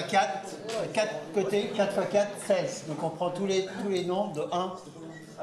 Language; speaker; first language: French; native; French